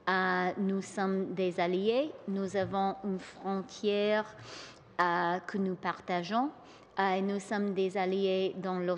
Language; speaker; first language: French; non-native, local second language; English